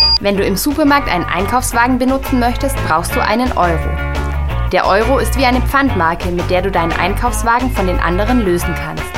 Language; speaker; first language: German; native; German